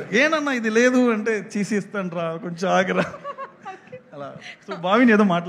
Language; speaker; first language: Telugu; non-native, learner; Tamil